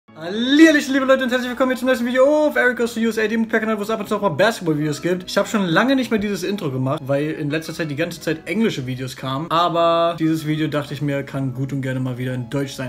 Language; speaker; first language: German; native; German